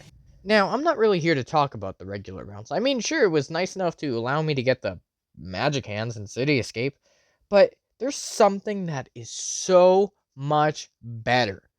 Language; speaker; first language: English; native; English